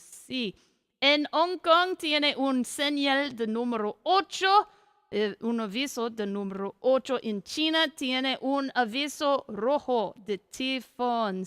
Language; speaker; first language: Spanish; non-native, learner; English